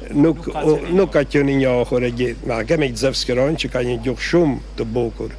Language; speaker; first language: Albanian; early bilingual, heritage; Albanian